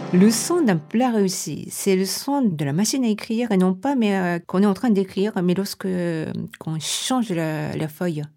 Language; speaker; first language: French; non-native, fluent; Japanese